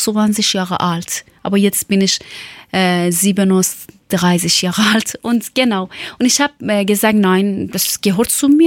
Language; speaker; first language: German; non-native, learner; Persian